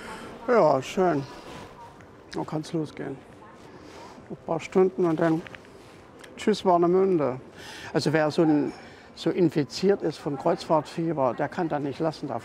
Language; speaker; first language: German; native; German